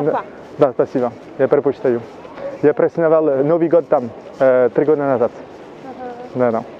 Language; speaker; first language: Russian; non-native, learner; French